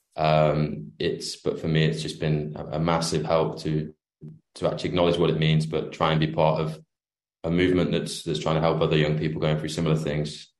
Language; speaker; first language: English; native; English